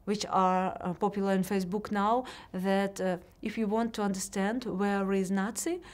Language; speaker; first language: English; non-native, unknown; Russian